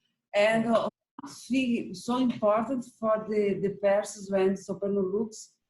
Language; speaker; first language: English; non-native, learner; Portuguese